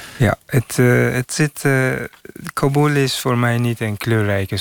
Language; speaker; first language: Dutch; non-native, fluent; Persian